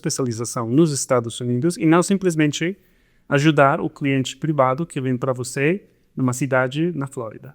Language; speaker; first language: Portuguese; non-native, fluent; Spanish